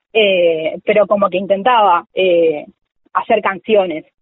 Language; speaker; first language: Spanish; native; Spanish